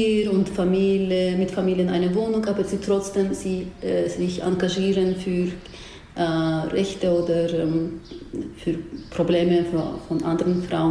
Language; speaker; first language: German; non-native, learner; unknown